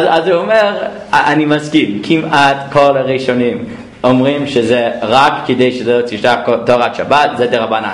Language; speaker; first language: Hebrew; non-native, fluent; English